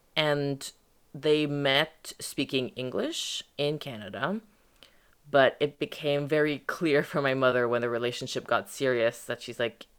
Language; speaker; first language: English; early bilingual, other home language; French